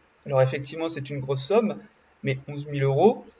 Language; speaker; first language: French; native; French